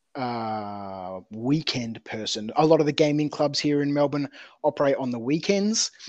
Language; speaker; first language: English; native; English